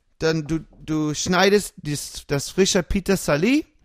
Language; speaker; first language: German; non-native, learner; English